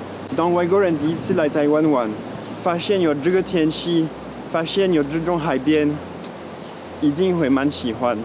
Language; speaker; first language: Chinese; non-native, fluent; French